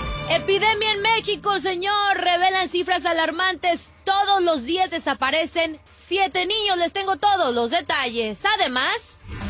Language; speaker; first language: Spanish; early bilingual, heritage; Spanish